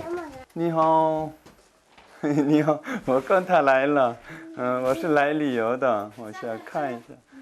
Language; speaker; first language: Chinese; non-native, fluent; Korean